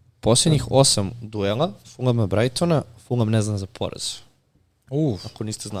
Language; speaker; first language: Serbian; native; Serbian